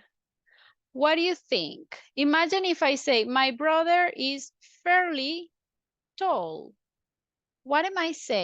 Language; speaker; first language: English; non-native, fluent; Spanish